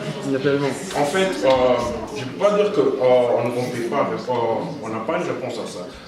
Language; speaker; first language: French; non-native, local second language; Lingala